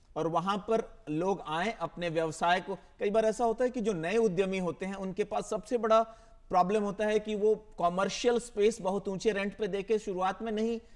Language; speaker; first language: Hindi; native; Hindi